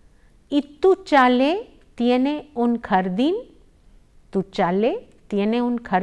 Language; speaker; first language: Spanish; non-native, fluent; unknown